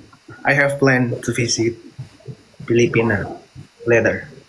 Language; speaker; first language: English; non-native, learner; Indonesian